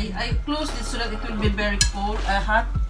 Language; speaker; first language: English; non-native, learner; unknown